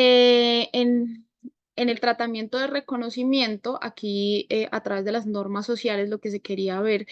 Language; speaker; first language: Spanish; native; Spanish